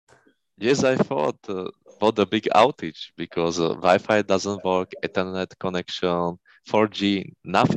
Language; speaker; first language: English; non-native, learner; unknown